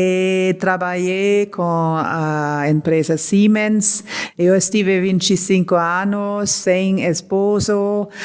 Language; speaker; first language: Portuguese; non-native, learner; German